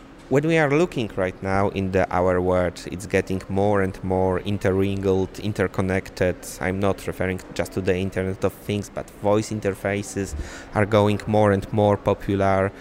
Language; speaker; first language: English; non-native, fluent; Polish